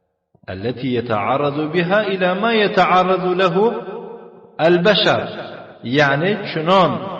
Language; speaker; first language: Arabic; non-native, fluent; Tajik